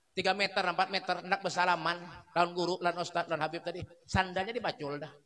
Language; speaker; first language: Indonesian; non-native, local second language; Banjar